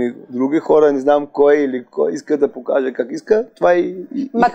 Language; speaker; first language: Bulgarian; non-native, learner; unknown